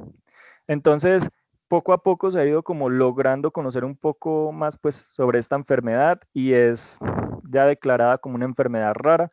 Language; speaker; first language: Spanish; native; Spanish